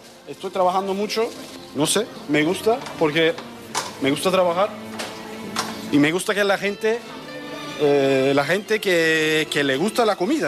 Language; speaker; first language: Spanish; non-native, learner; Turkish